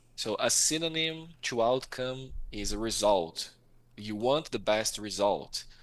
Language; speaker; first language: English; non-native, fluent; Portuguese